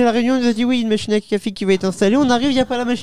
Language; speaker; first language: French; native; French